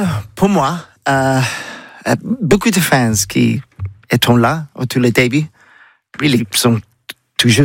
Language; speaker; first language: French; non-native, learner; English